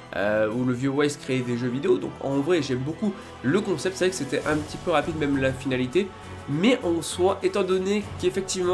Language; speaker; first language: French; native; French